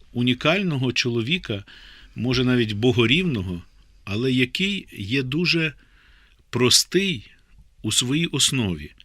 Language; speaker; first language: Ukrainian; native; Ukrainian